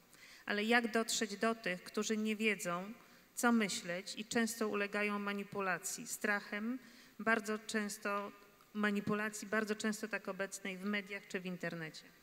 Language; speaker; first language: Polish; native; Polish